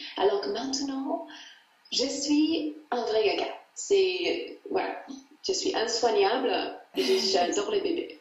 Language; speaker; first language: French; non-native, fluent; English